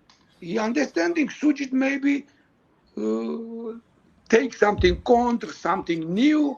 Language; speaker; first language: English; non-native, learner; Georgian